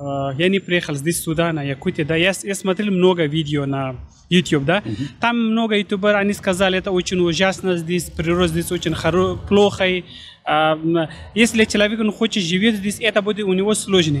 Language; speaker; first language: Russian; non-native, learner; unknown